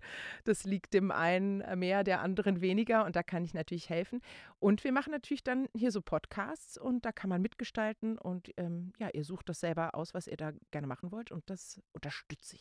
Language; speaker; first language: German; native; German